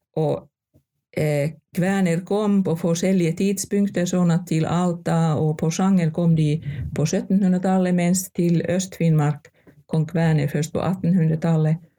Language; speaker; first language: Norwegian; non-native, fluent; Finnish